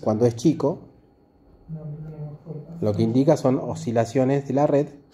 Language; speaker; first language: Spanish; native; Spanish